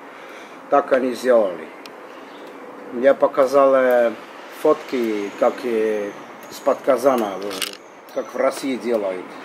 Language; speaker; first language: Russian; non-native, fluent; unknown